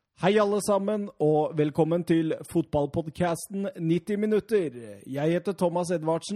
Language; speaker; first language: Norwegian; native; Norwegian